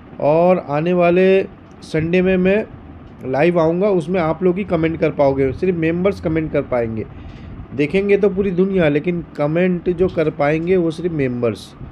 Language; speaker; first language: Hindi; native; Hindi